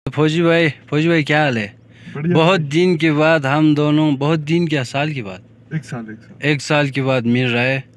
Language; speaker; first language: Hindi; native; Hindi